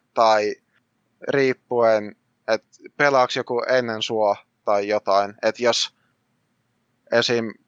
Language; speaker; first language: Finnish; early bilingual, other home language; Russian